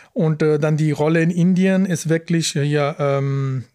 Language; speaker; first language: German; early bilingual, other home language; Punjabi